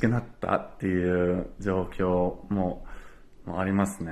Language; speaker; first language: Japanese; non-native, fluent; English